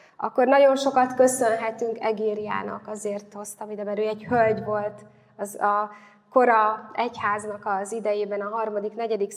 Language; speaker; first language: Hungarian; native; Hungarian